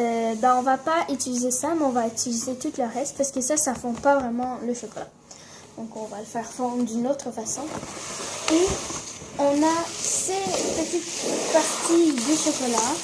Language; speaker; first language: French; native; French